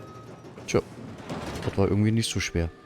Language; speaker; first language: German; native; German